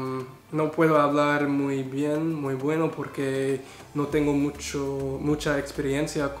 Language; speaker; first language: Spanish; non-native, learner; English